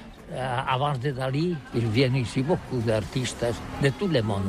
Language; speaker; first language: French; non-native, learner; Catalan